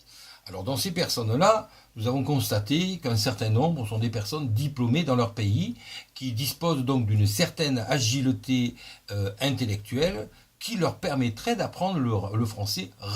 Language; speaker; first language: French; native; French